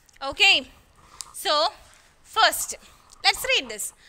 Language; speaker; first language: English; non-native, local second language; Malayalam